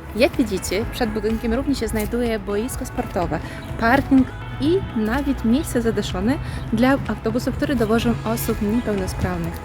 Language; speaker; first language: Polish; non-native, fluent; Russian